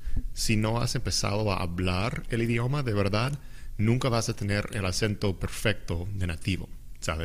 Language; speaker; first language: Spanish; non-native, fluent; English